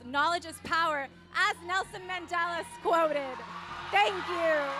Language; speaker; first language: English; early bilingual, other home language; Spanish